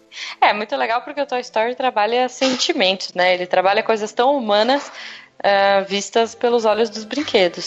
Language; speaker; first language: Portuguese; native; Portuguese